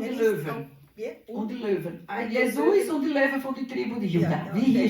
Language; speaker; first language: German; non-native, learner; Portuguese